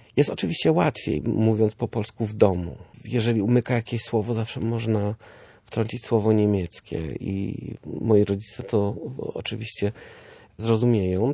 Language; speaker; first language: Polish; early bilingual, heritage; Polish